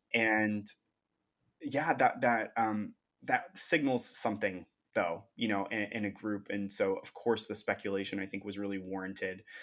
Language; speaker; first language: English; native; English